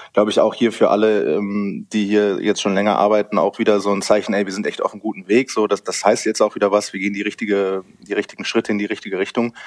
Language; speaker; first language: German; native; German